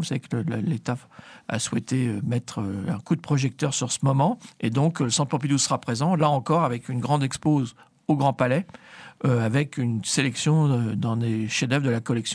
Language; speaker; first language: French; native; French